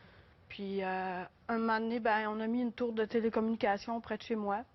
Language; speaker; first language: French; native; French